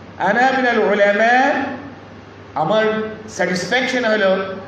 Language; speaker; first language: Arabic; non-native, learner; Bangla